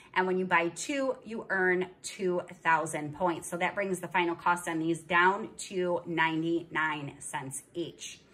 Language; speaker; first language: English; native; English